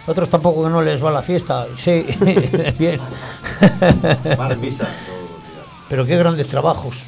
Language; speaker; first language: Spanish; native; Spanish